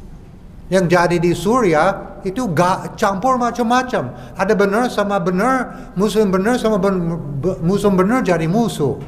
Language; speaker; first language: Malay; non-native, fluent; English